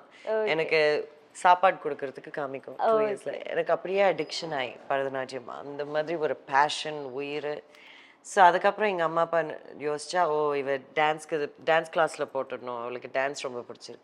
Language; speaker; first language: Tamil; early bilingual, heritage; Tamil